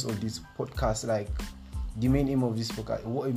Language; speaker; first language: English; non-native, local second language; Yoruba